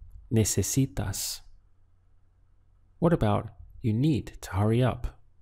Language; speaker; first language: English; native; English